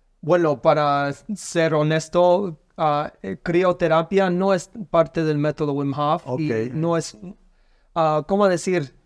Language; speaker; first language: Spanish; non-native, learner; English